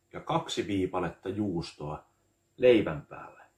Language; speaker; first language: Finnish; native; Finnish